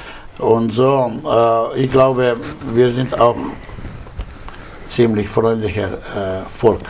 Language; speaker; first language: German; non-native, learner; Slovenian